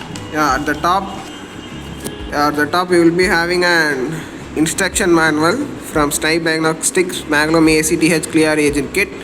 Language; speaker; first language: English; non-native, local second language; Tamil